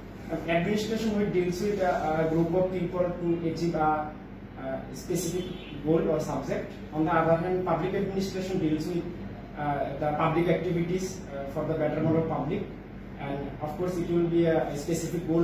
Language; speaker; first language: English; non-native, local second language; Bangla